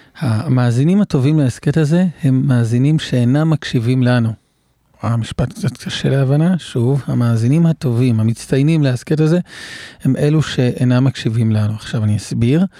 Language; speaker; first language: Hebrew; native; Hebrew